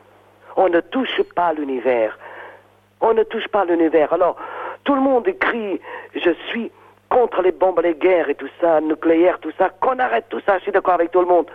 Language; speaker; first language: French; non-native, fluent; Portuguese